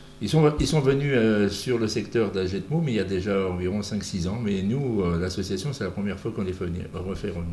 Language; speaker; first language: French; native; French